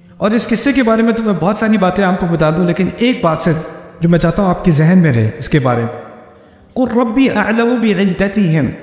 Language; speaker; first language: Urdu; early bilingual, heritage; Urdu